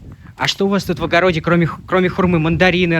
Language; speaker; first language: Russian; native; Russian